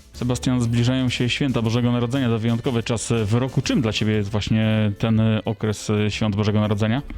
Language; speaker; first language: Polish; native; Polish